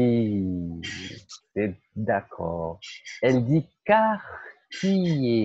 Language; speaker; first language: French; non-native, fluent; Portuguese